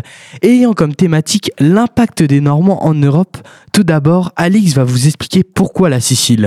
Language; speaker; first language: French; native; French